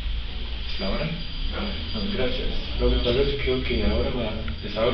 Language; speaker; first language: Spanish; non-native, fluent; French